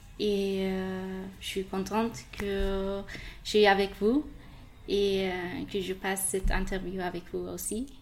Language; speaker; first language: French; non-native, learner; Persian